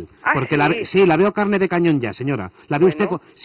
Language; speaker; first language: Spanish; native; Spanish